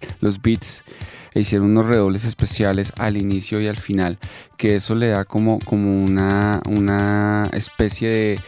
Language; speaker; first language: Spanish; native; Spanish